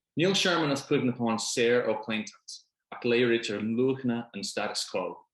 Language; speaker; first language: Irish; non-native, local second language; English